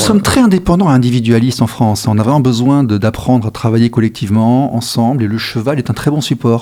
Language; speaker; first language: French; native; French